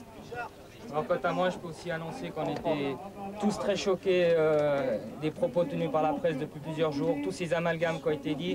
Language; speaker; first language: French; native; French